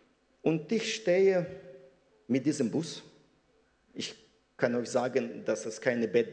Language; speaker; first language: German; non-native, fluent; Russian